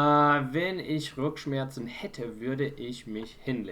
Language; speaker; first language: German; non-native, fluent; English